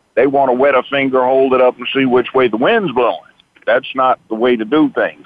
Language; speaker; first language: English; native; English